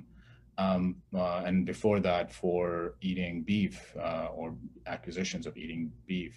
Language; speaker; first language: English; non-native, local second language; Urdu